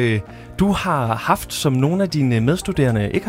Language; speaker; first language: Danish; native; Danish